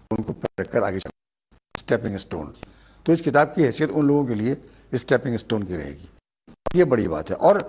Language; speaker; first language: Hindi; native; Hindi